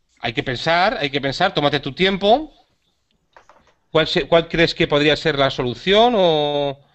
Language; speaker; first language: Spanish; native; Spanish